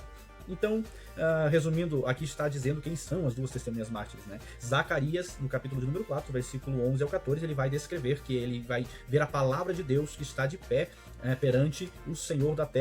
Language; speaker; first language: Portuguese; native; Portuguese